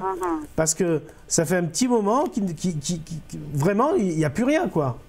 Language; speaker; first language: French; native; French